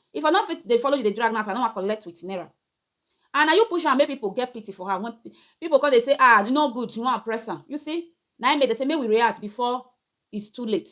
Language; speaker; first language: Nigerian Pidgin; native; Nigerian Pidgin